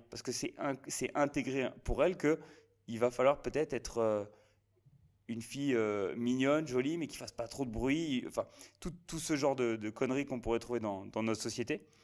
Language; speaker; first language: French; native; French